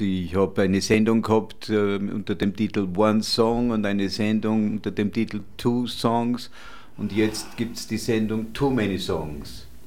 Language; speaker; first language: German; native; German